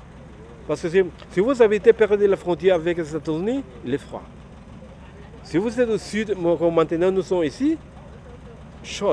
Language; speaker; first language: French; non-native, learner; Spanish